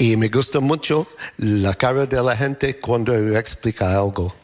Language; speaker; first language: Spanish; non-native, learner; English